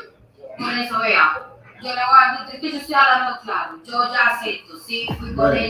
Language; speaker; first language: Spanish; native; Spanish